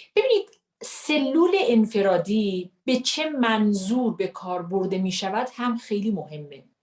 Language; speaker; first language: Persian; native; Persian